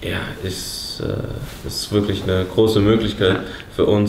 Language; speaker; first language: German; early bilingual, heritage; English